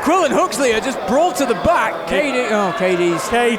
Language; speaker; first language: English; native; English